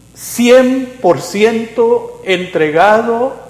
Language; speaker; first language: Spanish; native; Spanish